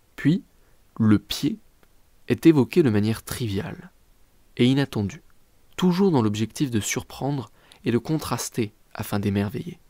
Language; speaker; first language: French; native; French